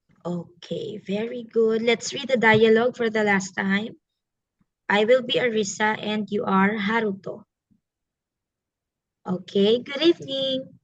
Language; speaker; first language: English; non-native, fluent; Filipino